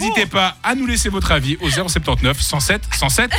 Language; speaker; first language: French; native; French